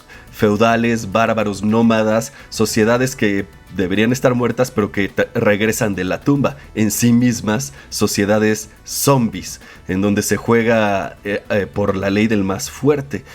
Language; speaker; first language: Spanish; native; Spanish